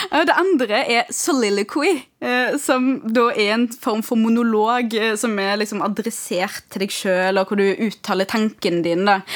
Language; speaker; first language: Norwegian; early bilingual, other home language; Arabic